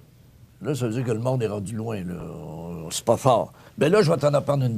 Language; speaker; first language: French; native; French